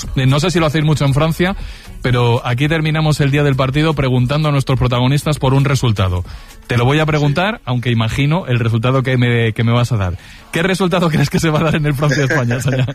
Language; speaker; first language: Spanish; native; Spanish